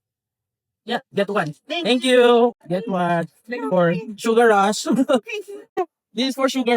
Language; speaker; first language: English; non-native, local second language; Filipino